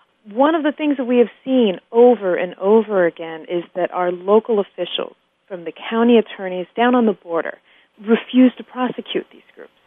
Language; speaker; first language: English; native; English